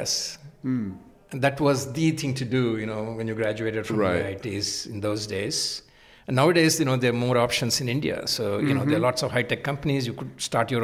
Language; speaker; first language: English; non-native, local second language; Telugu